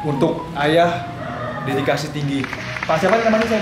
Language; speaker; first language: Indonesian; native; Indonesian